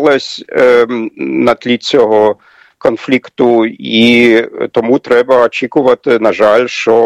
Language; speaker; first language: Ukrainian; non-native, fluent; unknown